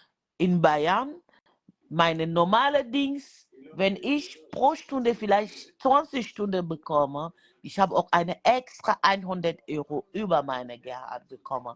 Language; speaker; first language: German; non-native, learner; French